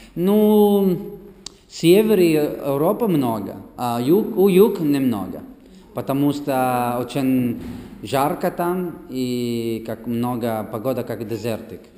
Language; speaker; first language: Russian; non-native, learner; Italian